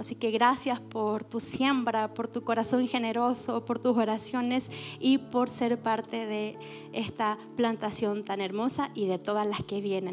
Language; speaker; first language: Spanish; native; Spanish